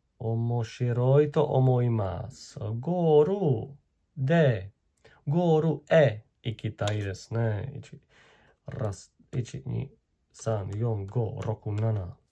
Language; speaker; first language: Japanese; non-native, learner; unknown